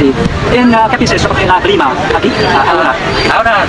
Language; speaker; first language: Spanish; non-native, learner; Vietnamese